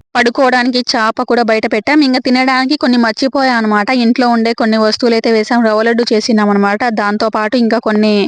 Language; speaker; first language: Telugu; native; Telugu